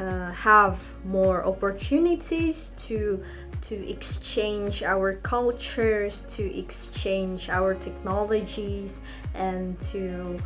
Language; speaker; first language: English; non-native, fluent; Indonesian